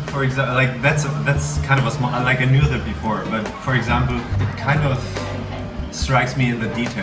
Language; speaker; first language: English; non-native, fluent; German